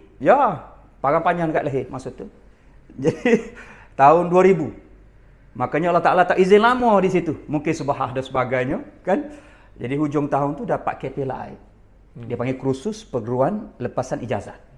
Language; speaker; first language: Malay; native; Malay